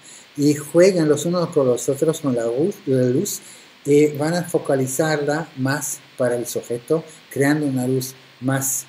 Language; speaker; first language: Spanish; non-native, fluent; Italian